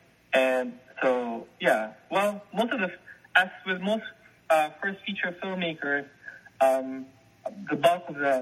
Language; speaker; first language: English; non-native, local second language; Filipino